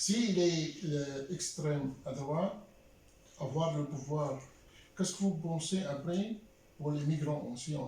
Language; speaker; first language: French; non-native, learner; Arabic